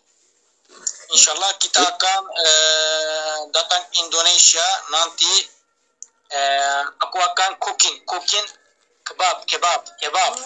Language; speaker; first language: Indonesian; non-native, learner; Turkish